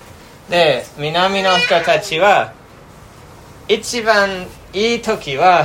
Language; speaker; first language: Japanese; non-native, fluent; English